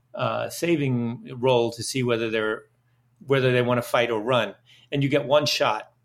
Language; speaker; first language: English; early bilingual, other home language; Dutch